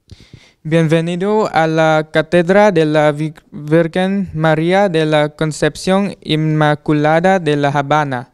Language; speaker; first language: Spanish; non-native, learner; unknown